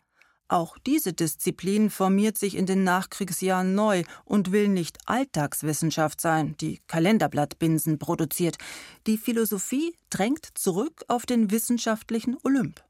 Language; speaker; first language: German; native; German